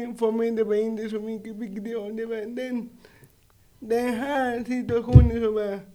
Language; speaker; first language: Swedish; non-native, learner; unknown